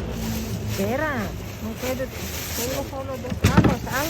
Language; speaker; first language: Spanish; non-native, learner; Filipino